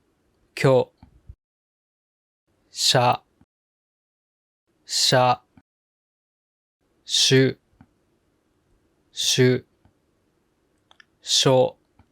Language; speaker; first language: Japanese; native; Japanese